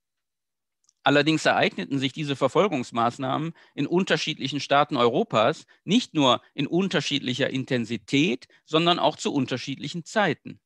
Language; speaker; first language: German; native; German